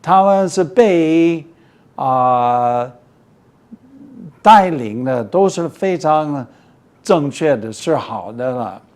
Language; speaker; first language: Chinese; non-native, fluent; English